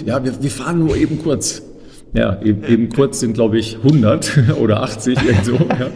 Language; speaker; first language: German; native; German